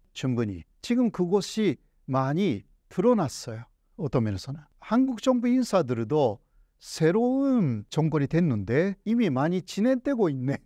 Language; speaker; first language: Korean; non-native, fluent; Japanese